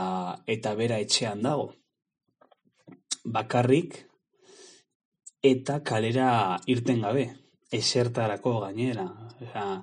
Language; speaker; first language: Basque; non-native, learner; Spanish